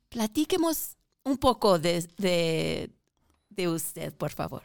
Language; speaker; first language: Spanish; early bilingual, heritage; Spanish